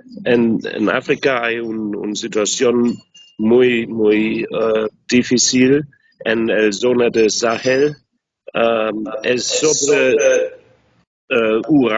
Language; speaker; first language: Spanish; non-native, learner; German